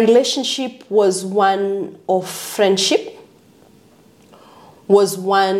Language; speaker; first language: English; non-native, local second language; Kikuyu